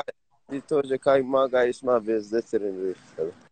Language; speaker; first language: Russian; non-native, learner; Persian